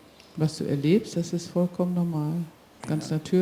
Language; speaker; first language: German; native; German